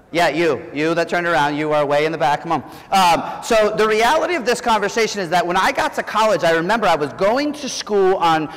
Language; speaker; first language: English; native; English